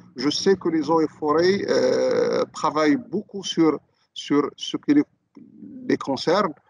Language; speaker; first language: French; non-native, local second language; Arabic